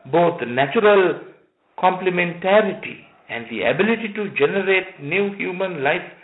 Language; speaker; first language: English; non-native, local second language; Sinhala